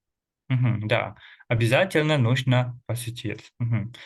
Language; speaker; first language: Russian; non-native, fluent; Indonesian